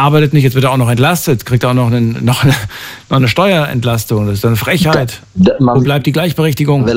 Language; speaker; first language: German; native; German